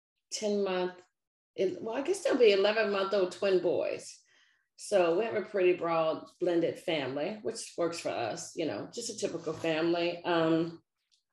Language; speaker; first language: English; native; English